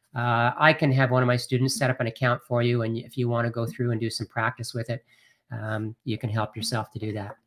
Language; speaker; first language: English; native; English